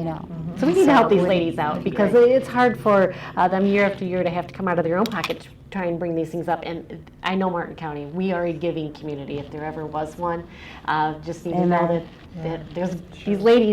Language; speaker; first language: English; native; English